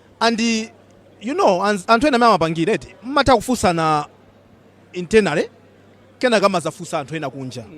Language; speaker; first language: Nyanja; native; Nyanja